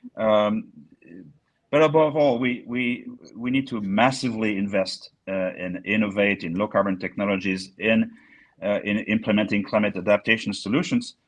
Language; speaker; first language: English; non-native, fluent; French